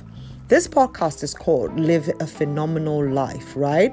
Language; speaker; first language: English; non-native, local second language; Yoruba